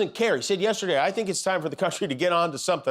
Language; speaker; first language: English; native; English